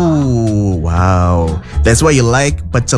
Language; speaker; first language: English; non-native, fluent; Indonesian